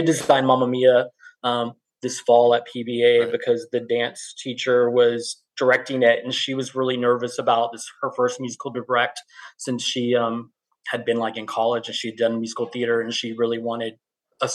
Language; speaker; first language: English; native; English